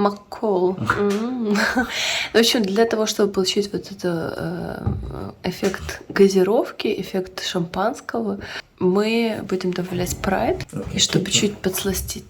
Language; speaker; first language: Russian; non-native, fluent; Ukrainian